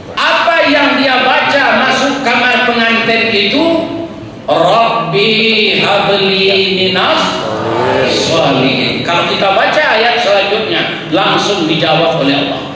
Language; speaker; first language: Malay; non-native, local second language; Minangkabau